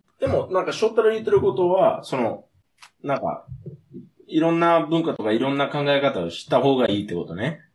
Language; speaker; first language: Japanese; non-native, fluent; English